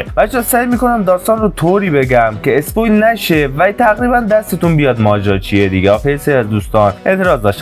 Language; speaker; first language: Persian; native; Persian